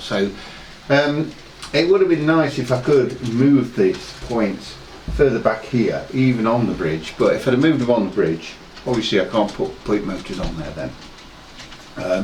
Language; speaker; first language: English; native; English